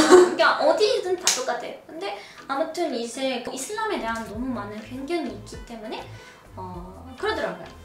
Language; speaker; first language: Korean; non-native, fluent; Arabic